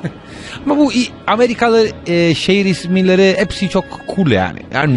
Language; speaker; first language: Turkish; non-native, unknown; Italian